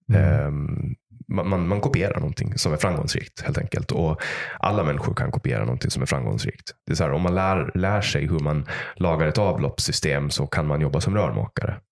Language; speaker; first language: Swedish; native; Swedish